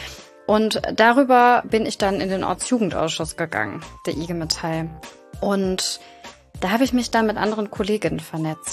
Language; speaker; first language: German; native; German